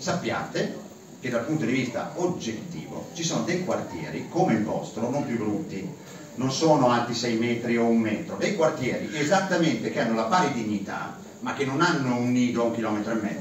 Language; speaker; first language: Italian; native; Italian